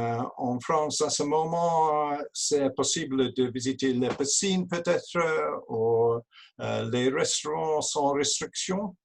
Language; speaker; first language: French; non-native, learner; English